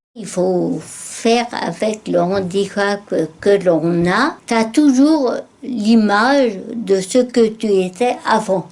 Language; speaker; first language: French; native; French